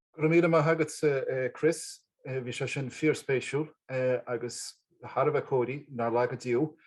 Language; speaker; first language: Irish; native; Irish